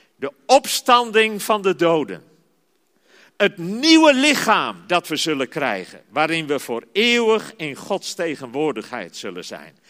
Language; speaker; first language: Dutch; native; Dutch